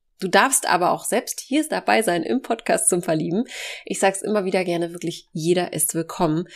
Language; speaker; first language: German; early bilingual, other home language; Polish